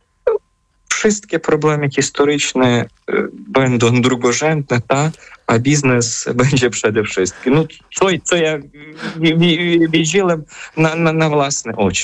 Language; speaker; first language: Polish; non-native, fluent; Ukrainian